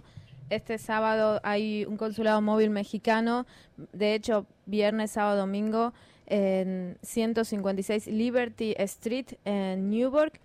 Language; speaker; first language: Spanish; native; Spanish